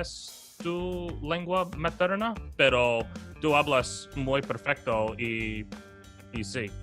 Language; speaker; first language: Spanish; non-native, learner; English